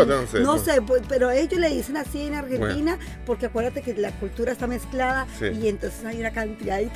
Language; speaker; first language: Spanish; native; Spanish